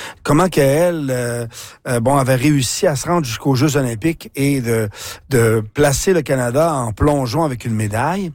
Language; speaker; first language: French; native; French